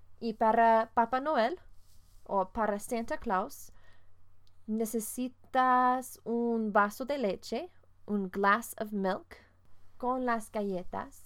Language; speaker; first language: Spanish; non-native, fluent; English